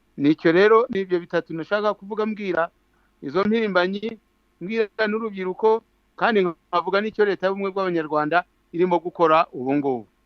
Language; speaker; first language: Kinyarwanda; native; Kinyarwanda